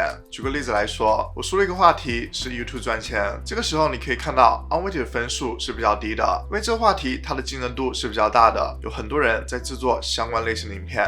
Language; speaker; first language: Chinese; native; Chinese